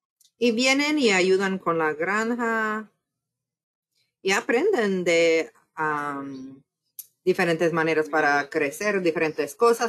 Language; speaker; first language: Spanish; non-native, fluent; English